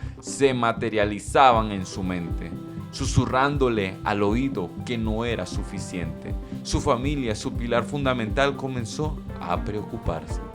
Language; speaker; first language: Spanish; native; Spanish